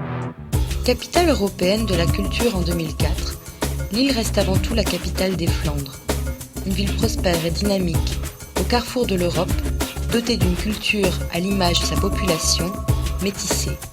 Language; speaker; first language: French; native; French